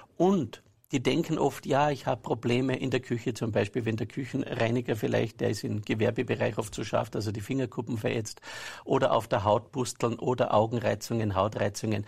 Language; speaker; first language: German; native; German